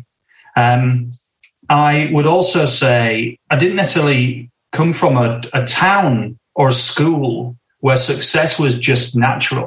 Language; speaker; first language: English; native; English